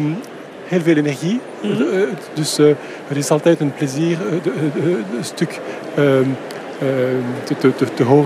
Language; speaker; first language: Dutch; non-native, fluent; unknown